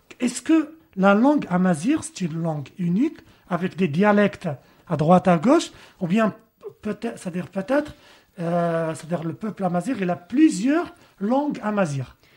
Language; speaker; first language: French; non-native, local second language; Arabic